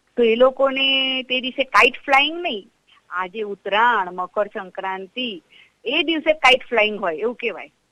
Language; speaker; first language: Gujarati; non-native, local second language; Marathi